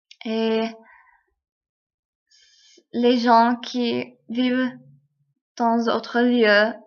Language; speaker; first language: French; non-native, learner; English